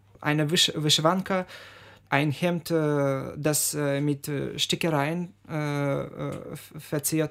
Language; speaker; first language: German; non-native, fluent; Ukrainian